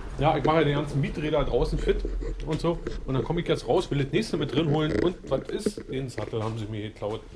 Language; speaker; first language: German; native; German